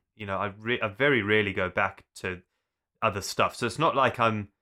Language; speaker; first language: English; native; English